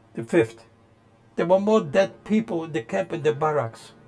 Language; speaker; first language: English; non-native, fluent; Polish